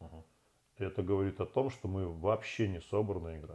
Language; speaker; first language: Russian; native; Russian